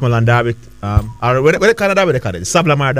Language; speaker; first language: English; native; English